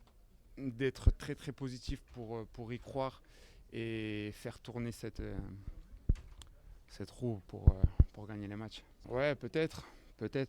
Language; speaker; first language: French; native; French